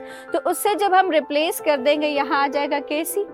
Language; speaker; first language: Hindi; native; Hindi